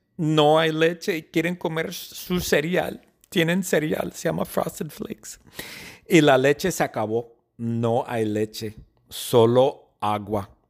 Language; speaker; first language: Spanish; non-native, fluent; English